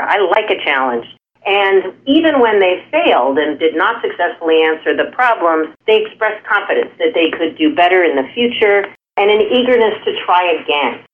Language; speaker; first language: English; native; English